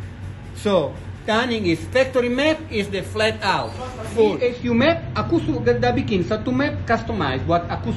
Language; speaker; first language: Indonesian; non-native, learner; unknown